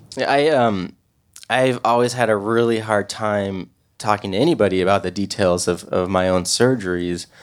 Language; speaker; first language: English; native; English